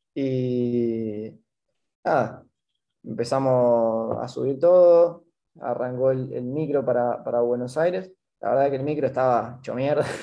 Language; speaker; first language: Spanish; native; Spanish